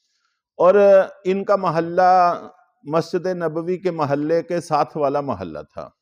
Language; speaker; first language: Urdu; native; Urdu